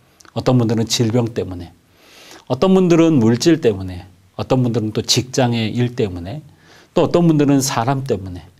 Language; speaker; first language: Korean; native; Korean